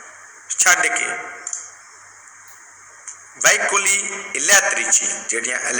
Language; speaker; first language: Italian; non-native, fluent; Punjabi